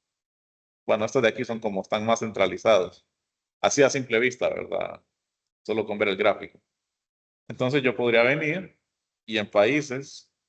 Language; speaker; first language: Spanish; native; Spanish